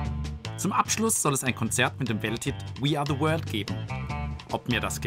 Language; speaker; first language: German; native; German